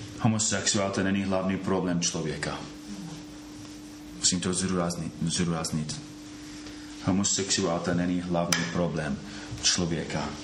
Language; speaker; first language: Czech; non-native, fluent; English